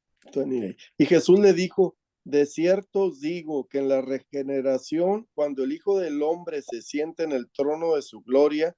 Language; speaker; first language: Spanish; native; Spanish